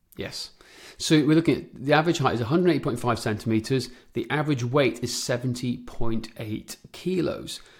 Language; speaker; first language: English; native; English